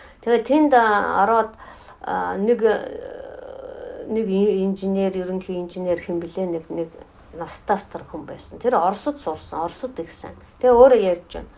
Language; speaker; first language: Mongolian; non-native, fluent; Russian